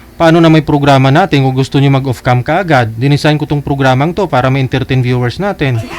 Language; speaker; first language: Filipino; native; Filipino